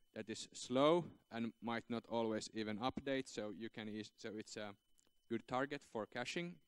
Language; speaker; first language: English; non-native, fluent; Finnish